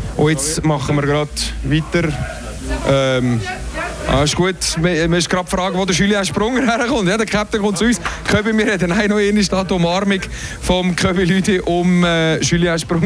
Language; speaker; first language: German; native; German